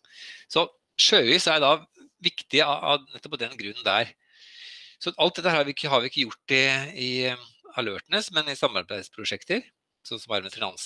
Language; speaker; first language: Norwegian; native; Norwegian